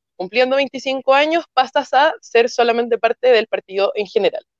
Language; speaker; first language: Spanish; native; Spanish